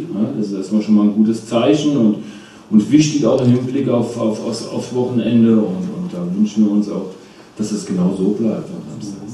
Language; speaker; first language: German; native; German